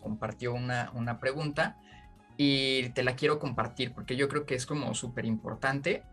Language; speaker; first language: Spanish; native; Spanish